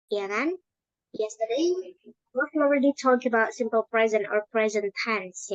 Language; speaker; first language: English; non-native, fluent; Indonesian